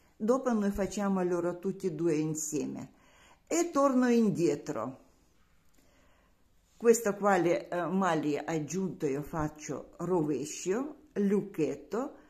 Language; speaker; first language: Italian; non-native, learner; Russian